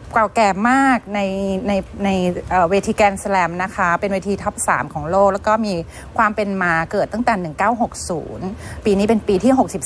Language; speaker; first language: Thai; native; Thai